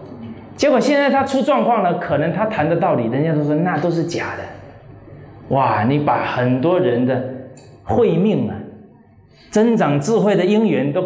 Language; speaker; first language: Chinese; native; Chinese